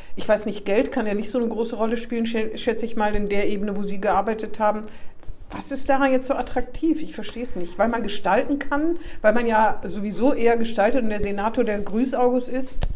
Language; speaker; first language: German; native; German